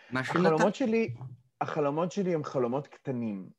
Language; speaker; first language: Hebrew; early bilingual, other home language; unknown